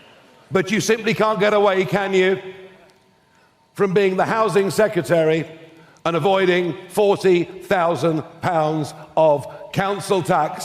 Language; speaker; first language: English; native; English